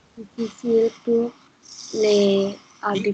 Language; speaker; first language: French; non-native, learner; English